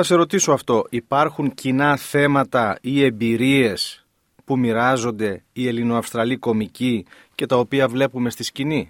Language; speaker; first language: Greek; native; Greek